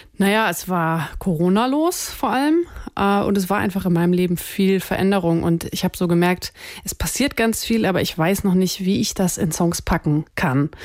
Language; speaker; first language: German; native; German